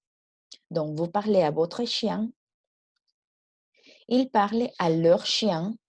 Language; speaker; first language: French; non-native, fluent; Spanish